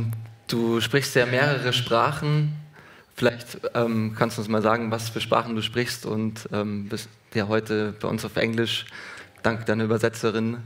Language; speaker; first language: German; native; German